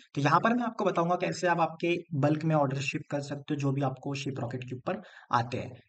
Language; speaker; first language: Hindi; non-native, local second language; Marathi